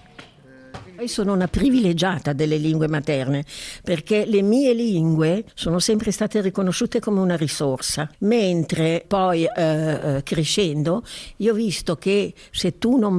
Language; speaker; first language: Italian; native; Italian